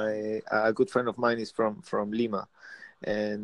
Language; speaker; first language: English; early bilingual, other home language; Spanish